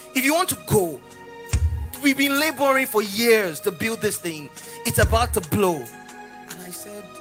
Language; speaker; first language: English; non-native, local second language; Yoruba